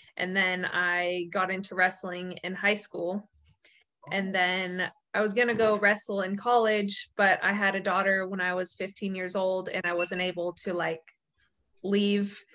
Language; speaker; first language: English; native; English